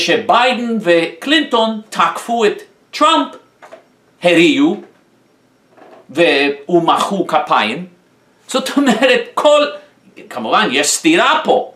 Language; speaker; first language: Hebrew; non-native, fluent; English